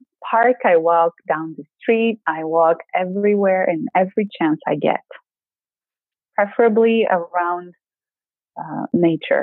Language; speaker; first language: English; non-native, fluent; Greek